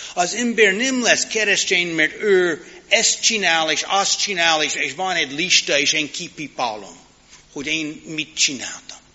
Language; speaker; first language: Hungarian; non-native, learner; English